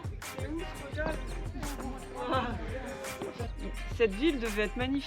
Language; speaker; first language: French; native; French